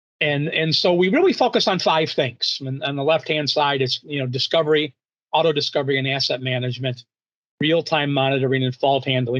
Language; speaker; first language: English; native; English